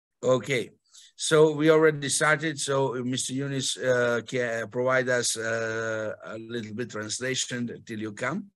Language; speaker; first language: English; non-native, fluent; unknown